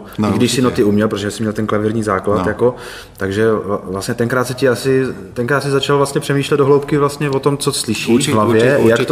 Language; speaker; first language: Czech; native; Czech